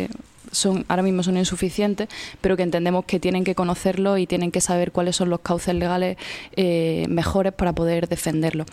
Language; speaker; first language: Spanish; native; Spanish